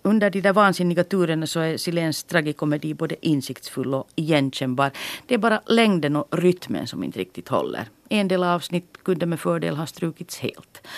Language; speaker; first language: Swedish; native; Swedish